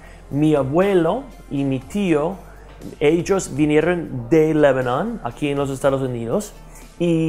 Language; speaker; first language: Spanish; non-native, fluent; English